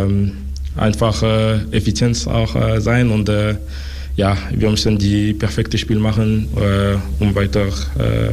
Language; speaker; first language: German; non-native, local second language; French